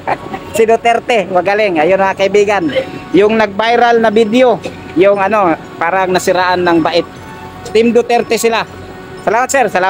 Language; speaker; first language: Filipino; non-native, local second language; Cebuano